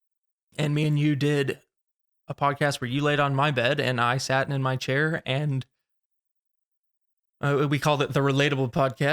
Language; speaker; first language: English; native; English